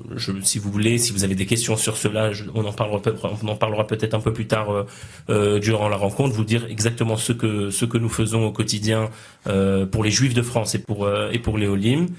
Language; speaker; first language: French; native; French